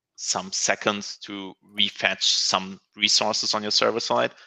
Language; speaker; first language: English; non-native, fluent; German